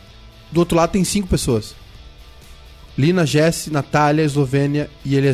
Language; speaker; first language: Portuguese; native; Portuguese